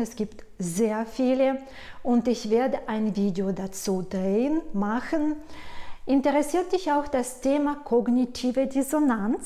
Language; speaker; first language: German; non-native, fluent; Russian